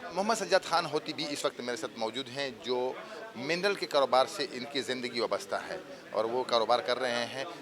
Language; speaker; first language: Urdu; non-native, local second language; Pashto